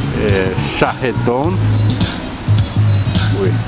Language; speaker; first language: French; non-native, learner; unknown